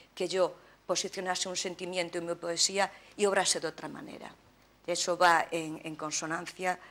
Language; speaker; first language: Spanish; native; Spanish